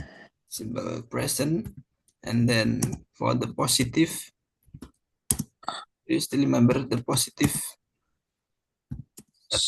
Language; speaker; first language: English; non-native, fluent; Indonesian